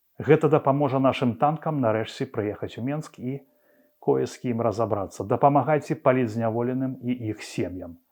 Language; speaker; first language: Belarusian; non-native, local second language; Russian